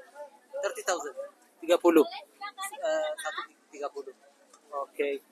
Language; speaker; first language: Indonesian; non-native, learner; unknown